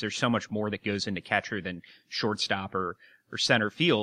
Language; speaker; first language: English; native; English